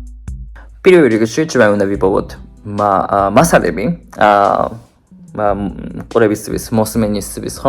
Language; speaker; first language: Georgian; non-native, fluent; Japanese